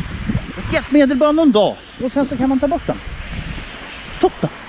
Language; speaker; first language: Swedish; native; Swedish